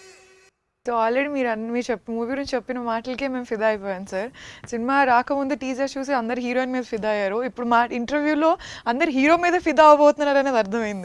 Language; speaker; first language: Telugu; native; Telugu